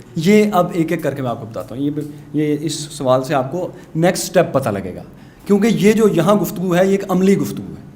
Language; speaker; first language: Urdu; non-native, local second language; Punjabi